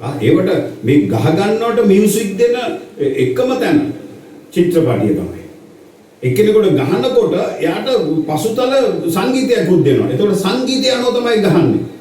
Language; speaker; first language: Sinhala; native; Sinhala